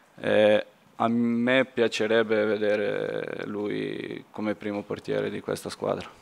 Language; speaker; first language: Italian; non-native, fluent; Serbian